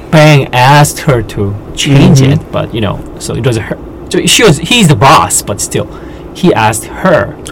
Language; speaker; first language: English; non-native, fluent; Korean